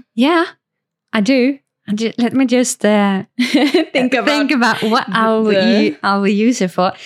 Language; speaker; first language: English; non-native, fluent; Swedish